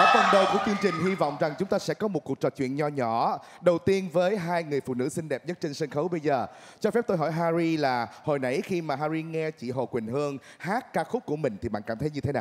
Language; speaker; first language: Vietnamese; native; Vietnamese